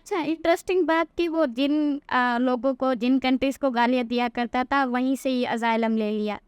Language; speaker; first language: Urdu; non-native, local second language; Sindhi